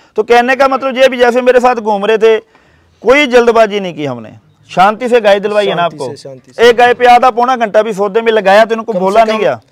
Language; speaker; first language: Hindi; native; Hindi